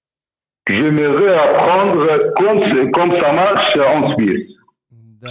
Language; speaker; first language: French; non-native, learner; Arabic